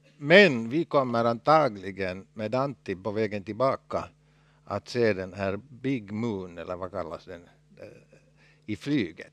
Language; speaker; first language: Swedish; non-native, local second language; Finnish